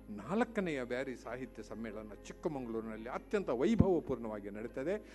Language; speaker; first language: Kannada; non-native, local second language; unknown